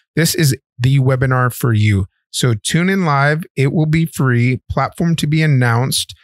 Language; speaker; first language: English; native; English